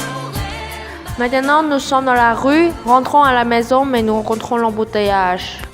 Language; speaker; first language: French; non-native, learner; Vietnamese